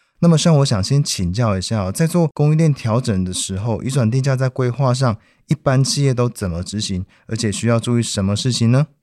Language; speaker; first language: Chinese; native; Chinese